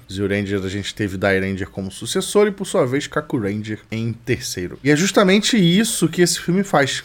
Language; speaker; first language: Portuguese; native; Portuguese